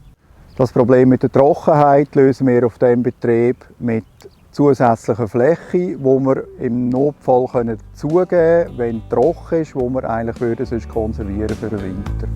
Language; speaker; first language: German; native; German